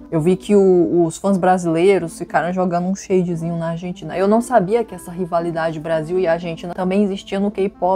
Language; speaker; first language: Portuguese; native; Portuguese